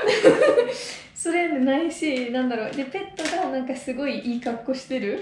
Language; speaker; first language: Japanese; non-native, fluent; Italian